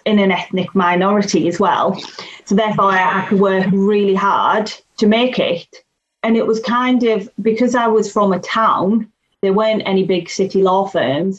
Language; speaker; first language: English; native; English